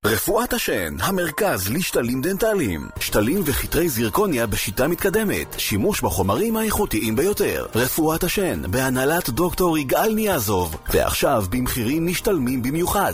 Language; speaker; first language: Hebrew; native; Hebrew